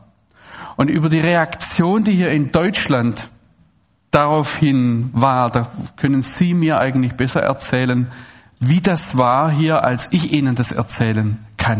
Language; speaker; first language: German; native; German